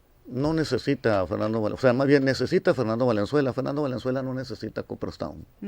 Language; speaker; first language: Spanish; native; Spanish